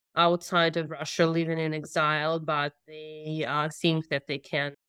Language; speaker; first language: English; non-native, fluent; Russian